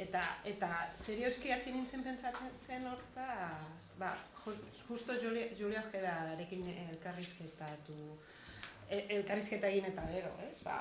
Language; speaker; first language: Basque; non-native, fluent; Catalan